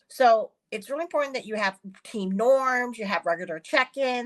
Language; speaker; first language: English; early bilingual, other home language; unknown